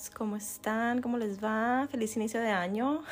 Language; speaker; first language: Spanish; native; Spanish